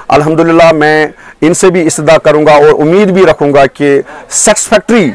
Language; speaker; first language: Hindi; non-native, local second language; Kashmiri